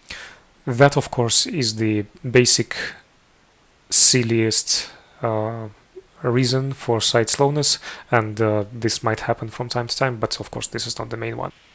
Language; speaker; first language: English; non-native, fluent; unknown